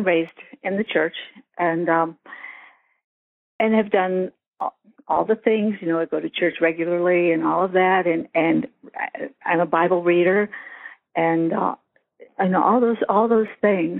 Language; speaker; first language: English; native; English